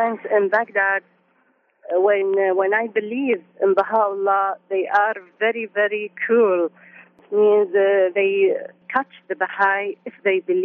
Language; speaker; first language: English; non-native, learner; Arabic